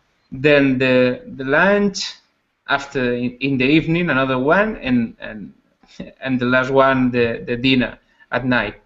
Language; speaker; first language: English; non-native, learner; Spanish